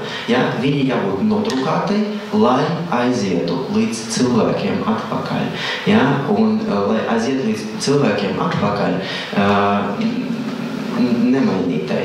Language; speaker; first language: Latvian; non-native, fluent; Russian